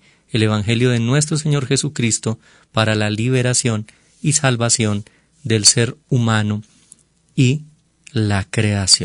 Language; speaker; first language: Spanish; native; Spanish